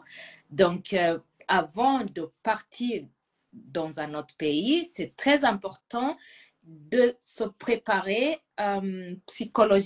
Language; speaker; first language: French; non-native, fluent; Gusii